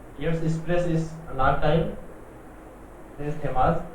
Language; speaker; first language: German; non-native, learner; Punjabi